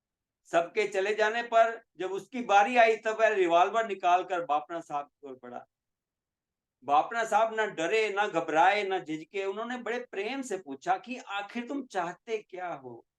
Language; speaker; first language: Hindi; native; Hindi